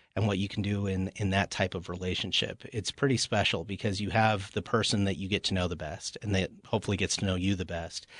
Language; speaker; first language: English; native; English